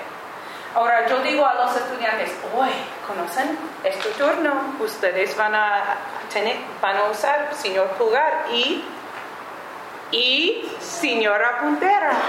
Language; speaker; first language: Spanish; non-native, learner; English